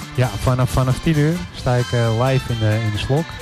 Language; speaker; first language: Dutch; native; Dutch